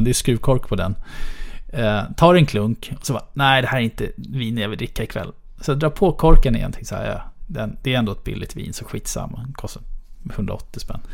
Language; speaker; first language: Swedish; native; Swedish